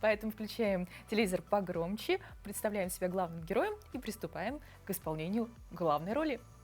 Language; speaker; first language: Russian; native; Russian